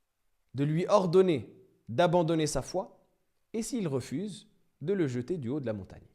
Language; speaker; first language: French; native; French